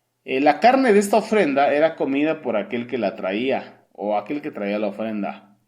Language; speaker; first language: Spanish; native; Spanish